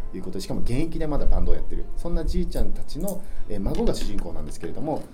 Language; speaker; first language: Japanese; native; Japanese